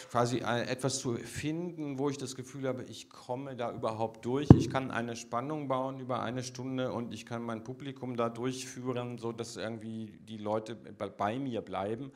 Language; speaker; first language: German; native; German